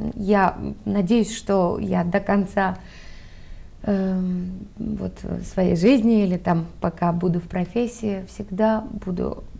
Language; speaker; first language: Russian; non-native, local second language; Armenian